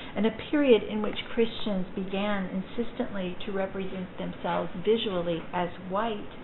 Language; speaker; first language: English; native; English